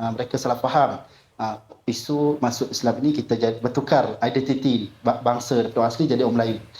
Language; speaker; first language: Malay; non-native, local second language; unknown